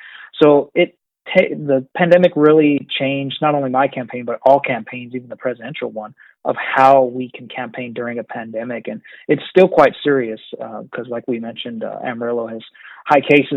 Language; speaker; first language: English; native; English